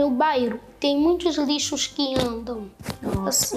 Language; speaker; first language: Portuguese; non-native, local second language; Kabuverdianu